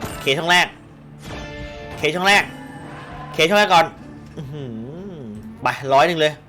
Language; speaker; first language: Thai; native; Thai